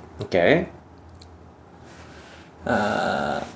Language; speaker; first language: English; non-native, fluent; Japanese